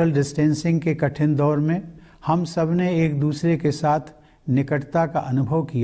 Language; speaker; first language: Hindi; native; Hindi